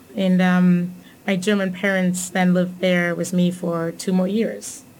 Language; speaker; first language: English; non-native, fluent; German